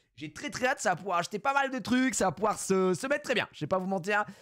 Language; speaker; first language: French; native; French